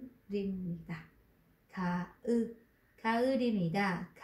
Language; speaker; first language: Korean; non-native, fluent; Vietnamese